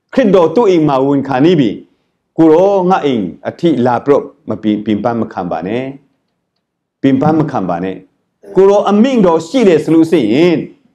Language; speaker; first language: Burmese; non-native, local second language; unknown